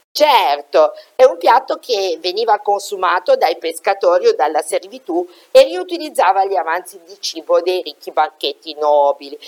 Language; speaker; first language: Italian; native; Italian